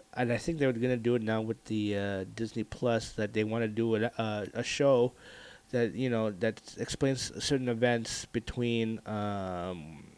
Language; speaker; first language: English; early bilingual, other home language; Filipino